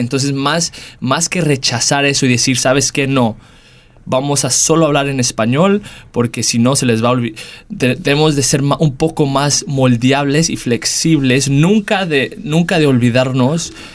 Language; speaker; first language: Spanish; early bilingual, heritage; Spanish